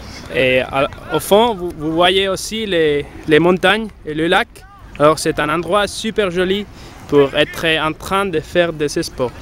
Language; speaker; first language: French; non-native, fluent; Spanish